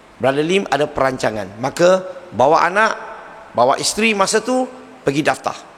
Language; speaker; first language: Malay; non-native, local second language; Chinese